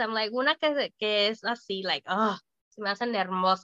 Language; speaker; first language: Spanish; early bilingual, heritage; Spanish